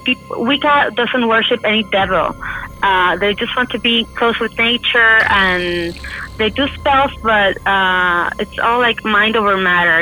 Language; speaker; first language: English; non-native, fluent; Spanish